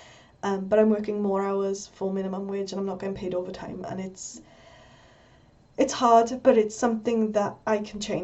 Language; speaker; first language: English; native; English